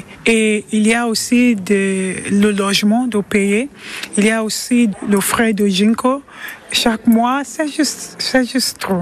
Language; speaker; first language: French; non-native, learner; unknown